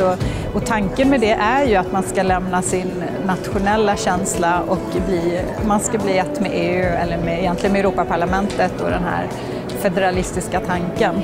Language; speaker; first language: Swedish; native; Swedish